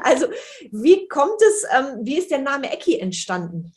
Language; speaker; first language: German; native; German